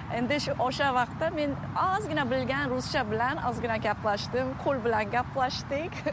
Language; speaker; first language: Uzbek; non-native, fluent; Korean